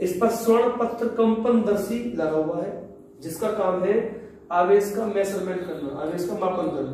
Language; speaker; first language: Hindi; native; Hindi